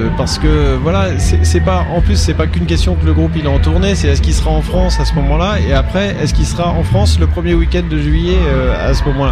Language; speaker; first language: French; native; French